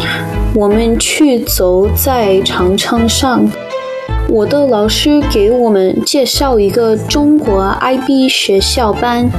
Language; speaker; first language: Chinese; non-native, learner; English